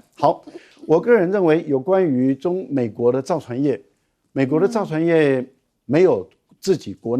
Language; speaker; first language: Chinese; native; Chinese